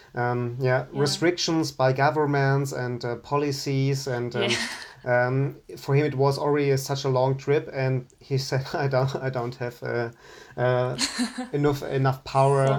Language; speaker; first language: English; non-native, fluent; German